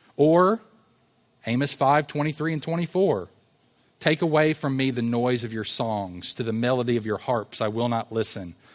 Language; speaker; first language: English; native; English